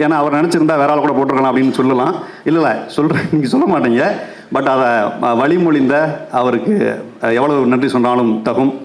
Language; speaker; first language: Tamil; native; Tamil